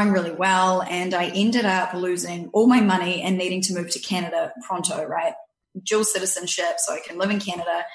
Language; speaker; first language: English; native; English